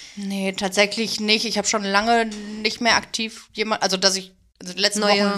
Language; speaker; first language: German; native; German